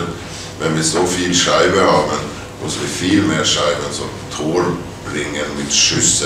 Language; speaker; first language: German; non-native, fluent; Swedish